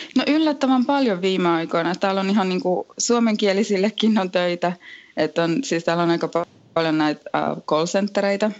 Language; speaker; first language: Finnish; native; Finnish